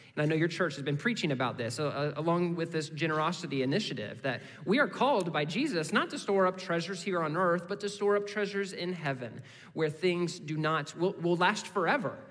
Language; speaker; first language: English; native; English